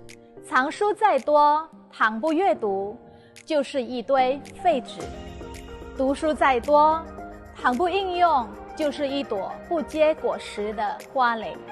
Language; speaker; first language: Chinese; non-native, fluent; Indonesian